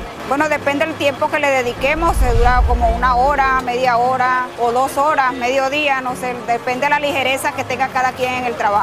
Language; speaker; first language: Spanish; native; Spanish